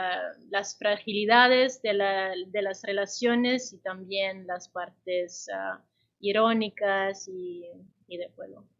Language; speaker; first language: Spanish; non-native, fluent; Italian